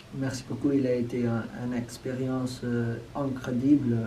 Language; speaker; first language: French; non-native, learner; Portuguese